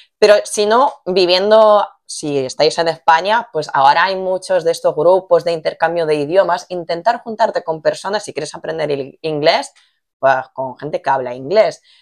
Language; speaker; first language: Spanish; non-native, fluent; Polish